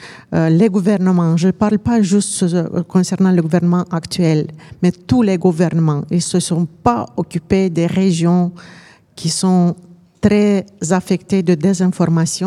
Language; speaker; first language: French; non-native, fluent; Romanian